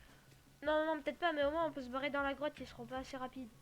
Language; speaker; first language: French; native; French